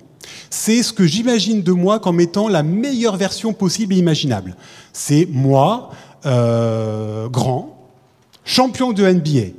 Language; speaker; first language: French; native; French